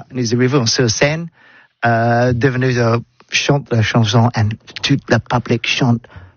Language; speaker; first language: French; non-native, learner; English